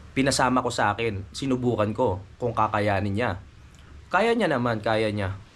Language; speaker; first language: Filipino; native; Filipino